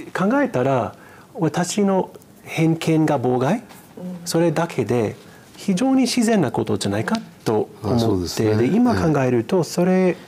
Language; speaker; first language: Japanese; non-native, fluent; English